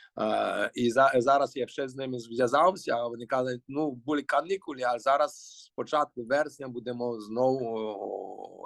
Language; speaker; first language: Ukrainian; early bilingual, heritage; Ukrainian